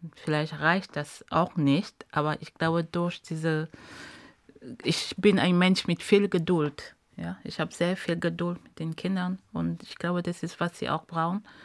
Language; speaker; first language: German; non-native, fluent; Ghomala